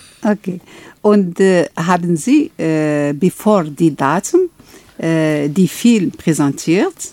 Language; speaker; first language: German; non-native, learner; Arabic